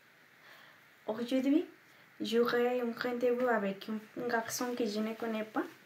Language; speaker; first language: French; non-native, learner; Spanish